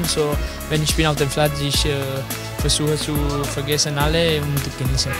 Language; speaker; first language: German; non-native, learner; Spanish